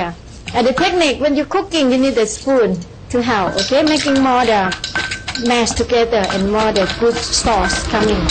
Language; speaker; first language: English; non-native, learner; Thai